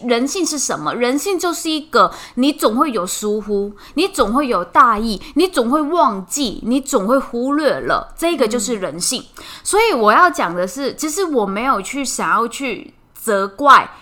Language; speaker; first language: Chinese; non-native, fluent; Cantonese